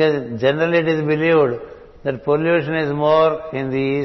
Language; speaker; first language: English; non-native, local second language; Telugu